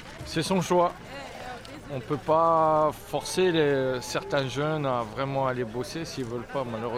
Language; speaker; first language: French; native; French